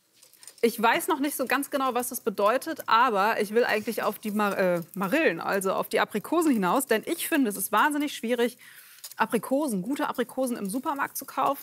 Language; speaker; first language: German; native; German